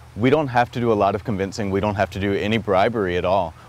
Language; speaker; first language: English; native; English